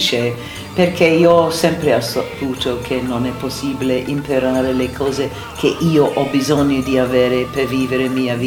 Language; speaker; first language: Italian; non-native, learner; English